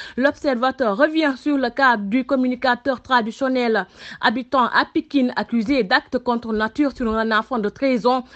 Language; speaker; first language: French; non-native, local second language; Wolof